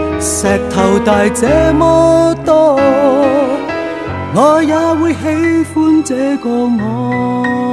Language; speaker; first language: Chinese; native; Chinese